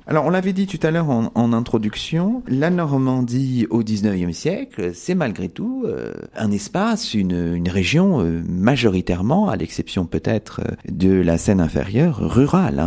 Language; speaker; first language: French; native; French